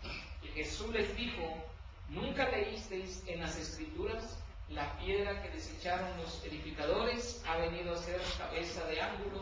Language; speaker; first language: Spanish; native; Spanish